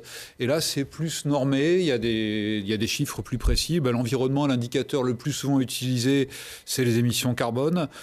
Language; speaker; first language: French; native; French